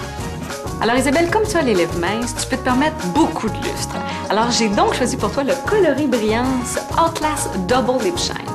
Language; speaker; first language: French; native; French